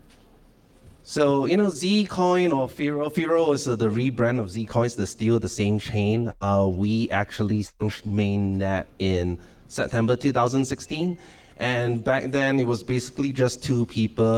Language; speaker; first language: English; non-native, local second language; Cantonese